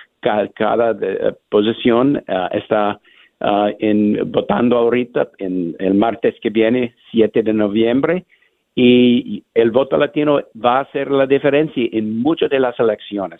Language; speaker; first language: Spanish; non-native, fluent; English